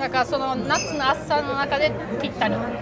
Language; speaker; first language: Japanese; non-native, fluent; German